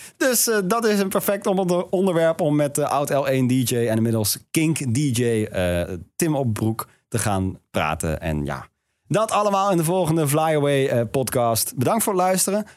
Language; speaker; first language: Dutch; native; Dutch